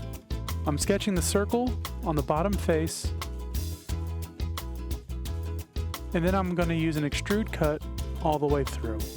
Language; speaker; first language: English; native; English